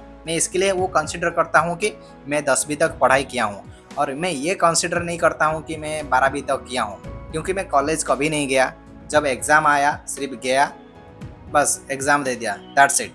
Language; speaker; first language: Hindi; non-native, local second language; Odia